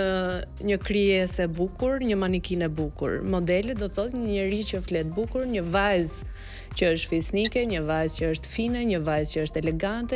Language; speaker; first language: Albanian; native; Albanian